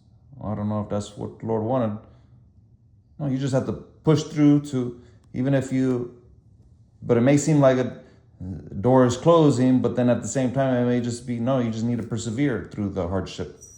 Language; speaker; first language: English; native; English